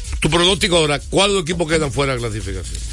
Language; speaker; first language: Spanish; native; Spanish